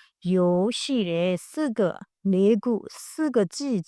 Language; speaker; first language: Chinese; non-native, fluent; Burmese